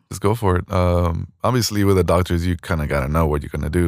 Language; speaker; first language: English; early bilingual, other home language; Spanish